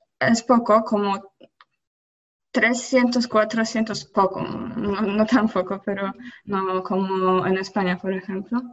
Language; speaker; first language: Spanish; non-native, learner; Polish